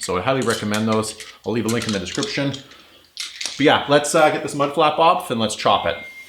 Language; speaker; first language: English; native; English